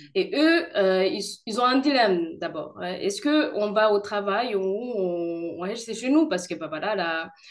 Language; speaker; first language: French; non-native, local second language; Kinyarwanda